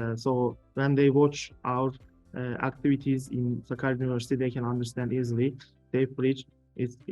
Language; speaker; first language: English; non-native, fluent; Turkish